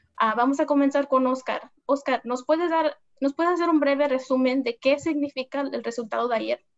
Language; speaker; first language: Spanish; early bilingual, heritage; Spanish